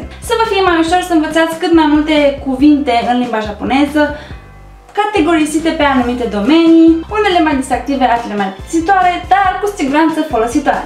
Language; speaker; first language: Romanian; native; Romanian